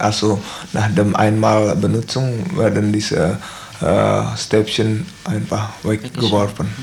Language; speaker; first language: German; non-native, learner; Indonesian